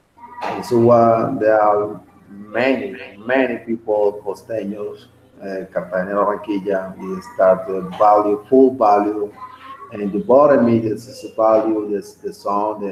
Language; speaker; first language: English; non-native, learner; Spanish